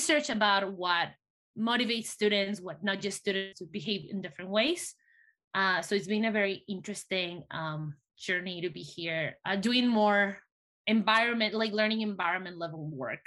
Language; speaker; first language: English; non-native, fluent; Spanish